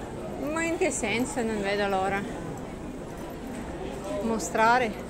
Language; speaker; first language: Italian; non-native, learner; Russian